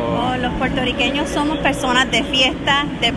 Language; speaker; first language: Spanish; native; Spanish